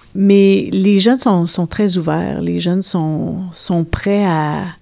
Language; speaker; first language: French; native; French